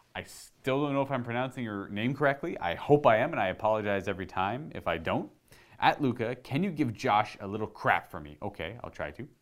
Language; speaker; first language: English; native; English